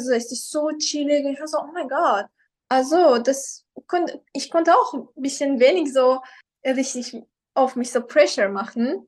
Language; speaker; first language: German; non-native, fluent; Persian